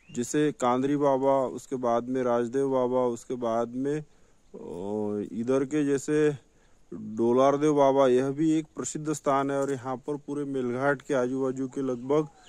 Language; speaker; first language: Hindi; non-native, local second language; Marathi